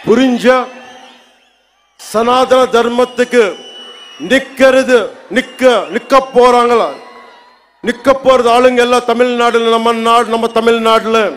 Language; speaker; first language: Tamil; non-native, fluent; Telugu